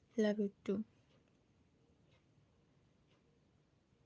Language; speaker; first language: Hindi; non-native, local second language; Bangla